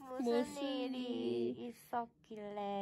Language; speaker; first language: Korean; non-native, fluent; Cantonese